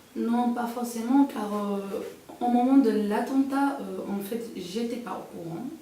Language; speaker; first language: French; non-native, local second language; Arabic